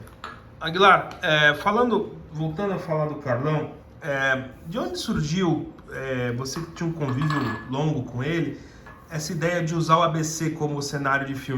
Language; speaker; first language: Portuguese; native; Portuguese